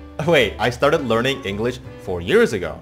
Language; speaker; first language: English; non-native, fluent; Indonesian